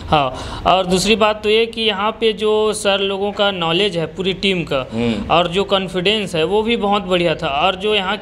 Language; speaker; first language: Hindi; native; Hindi